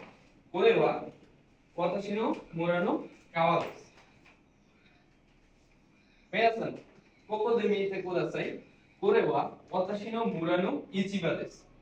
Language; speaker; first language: Japanese; non-native, learner; Bangla